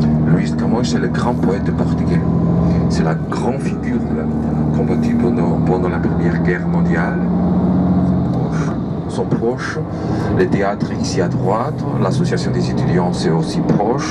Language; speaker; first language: French; non-native, fluent; Portuguese